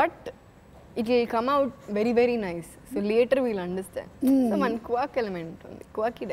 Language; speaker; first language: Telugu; non-native, fluent; Malayalam